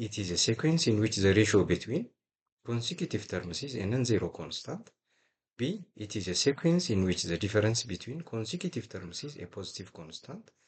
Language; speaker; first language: English; non-native, local second language; Amharic